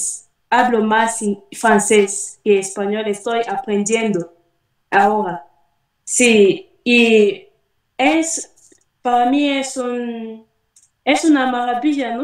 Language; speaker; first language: Spanish; non-native, fluent; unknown